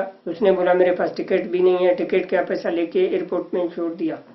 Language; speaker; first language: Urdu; non-native, local second language; Sindhi